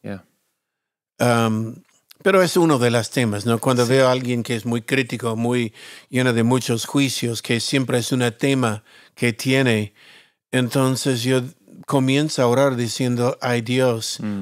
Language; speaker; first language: Spanish; non-native, fluent; English